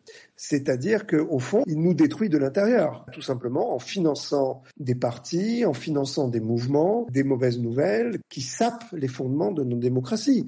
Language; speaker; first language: French; native; French